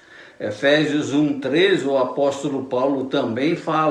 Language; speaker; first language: Portuguese; native; Portuguese